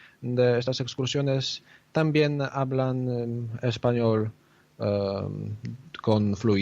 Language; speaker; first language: Spanish; non-native, fluent; Polish